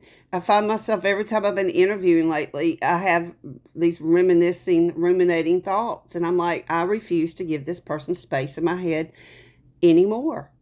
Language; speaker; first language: English; native; English